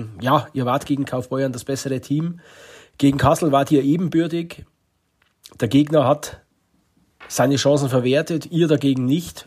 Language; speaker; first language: German; native; German